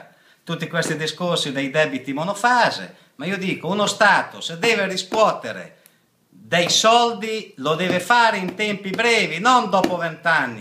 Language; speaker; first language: Italian; native; Italian